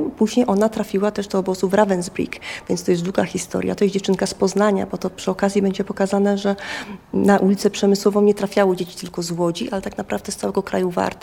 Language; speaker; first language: Polish; native; Polish